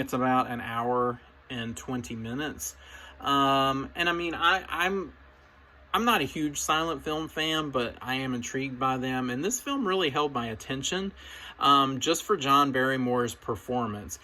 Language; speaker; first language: English; native; English